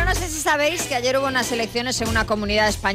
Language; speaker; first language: Spanish; native; Spanish